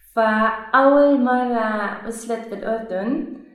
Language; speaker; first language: Arabic; non-native, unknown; Dutch